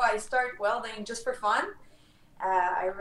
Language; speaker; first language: English; non-native, fluent; French